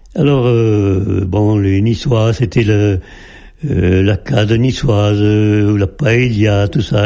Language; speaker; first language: French; native; French